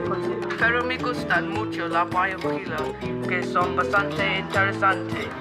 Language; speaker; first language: Spanish; non-native, learner; English